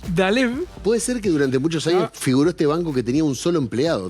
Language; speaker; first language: Spanish; native; Spanish